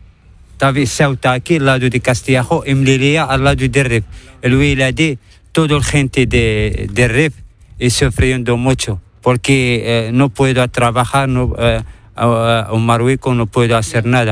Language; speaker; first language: Spanish; non-native, learner; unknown